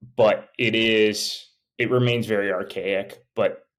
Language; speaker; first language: English; native; English